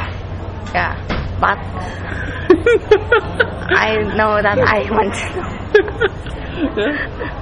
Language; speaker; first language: English; non-native, learner; Thai